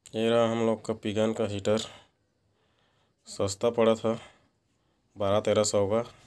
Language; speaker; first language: Hindi; native; Hindi